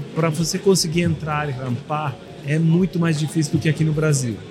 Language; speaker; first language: Portuguese; non-native, fluent; Italian